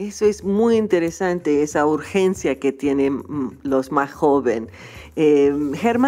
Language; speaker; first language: Spanish; non-native, fluent; English